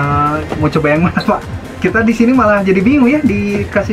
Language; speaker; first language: Indonesian; native; Indonesian